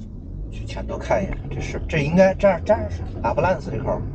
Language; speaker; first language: Chinese; native; Chinese